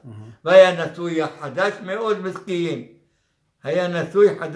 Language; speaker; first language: Hebrew; non-native, fluent; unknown